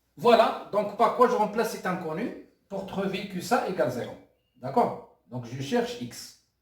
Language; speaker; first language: French; non-native, local second language; Arabic